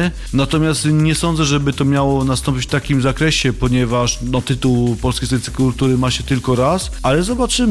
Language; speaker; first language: Polish; native; Polish